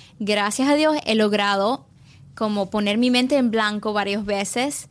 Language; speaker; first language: Spanish; early bilingual, heritage; English